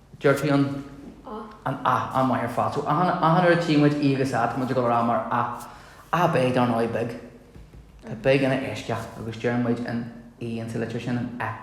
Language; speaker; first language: Irish; native; Irish